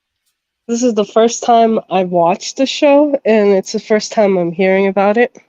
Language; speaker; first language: English; native; English